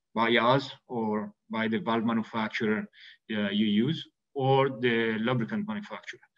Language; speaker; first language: English; non-native, fluent; Italian